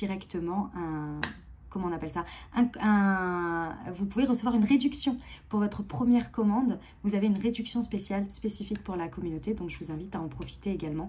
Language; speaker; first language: French; native; French